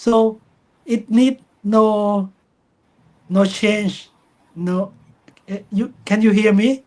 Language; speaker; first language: English; non-native, fluent; Thai